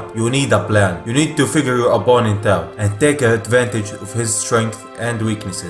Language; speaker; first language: English; non-native, fluent; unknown